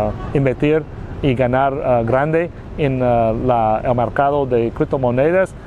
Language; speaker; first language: Spanish; non-native, learner; Vietnamese